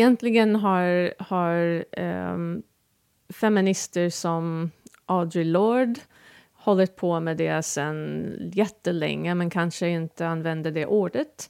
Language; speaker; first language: Swedish; non-native, fluent; English